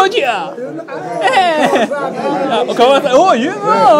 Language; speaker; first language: English; non-native, learner; Japanese